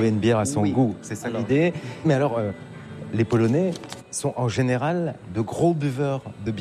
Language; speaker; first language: French; native; French